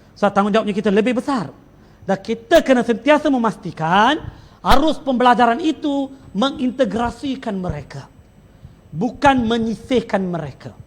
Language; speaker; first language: Malay; non-native, local second language; Tamil